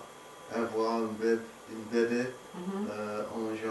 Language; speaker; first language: French; non-native, learner; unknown